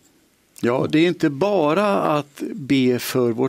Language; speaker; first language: Swedish; native; Swedish